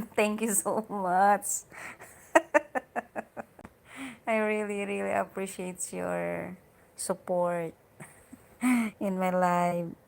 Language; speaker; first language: English; non-native, learner; Hiligaynon